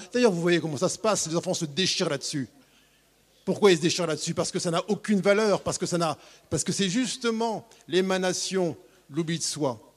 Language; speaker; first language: French; native; French